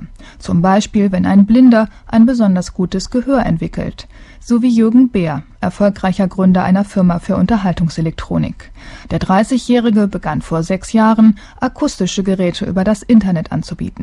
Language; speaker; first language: German; native; German